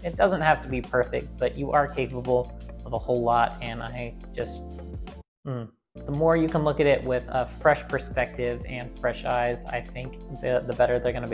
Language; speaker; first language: English; native; English